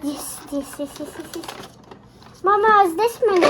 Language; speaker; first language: Russian; early bilingual, other home language; Armenian